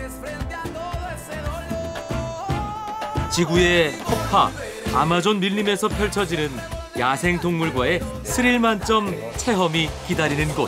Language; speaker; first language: Korean; native; Korean